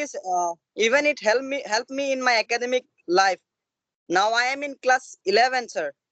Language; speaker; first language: English; non-native, learner; Assamese